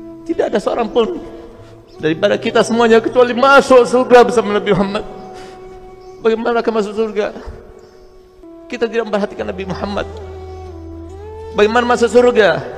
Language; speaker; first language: Indonesian; native; Indonesian